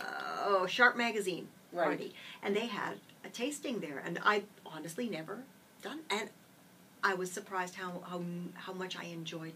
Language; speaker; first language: English; native; English